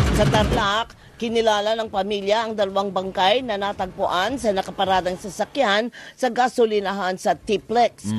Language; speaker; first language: Filipino; native; Filipino